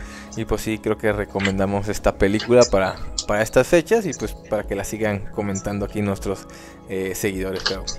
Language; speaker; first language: Spanish; native; Spanish